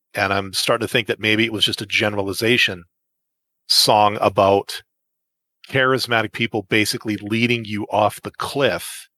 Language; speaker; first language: English; native; English